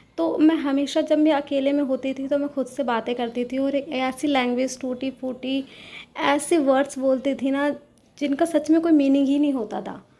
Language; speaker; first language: Hindi; native; Hindi